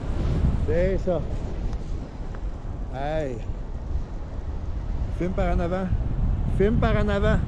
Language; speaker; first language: French; native; French